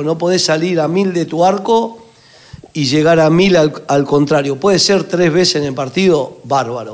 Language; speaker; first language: Spanish; native; Spanish